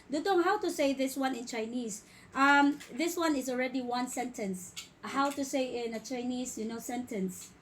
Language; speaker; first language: English; non-native, local second language; Filipino